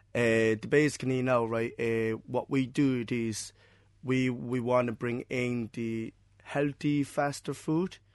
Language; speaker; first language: English; non-native, learner; Chinese